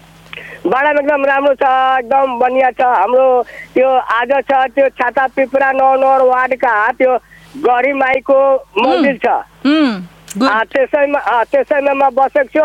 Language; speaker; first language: Nepali; non-native, local second language; Bhojpuri